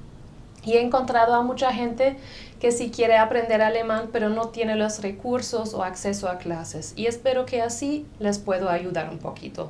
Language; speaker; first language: Spanish; non-native, fluent; German